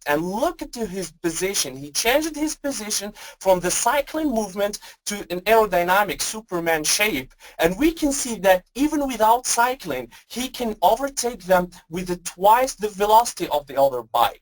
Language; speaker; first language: English; non-native, fluent; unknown